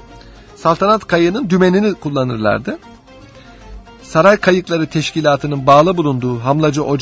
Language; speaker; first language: Turkish; native; Turkish